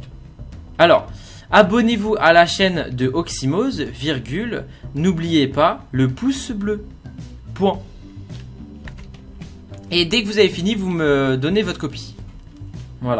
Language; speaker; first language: French; native; French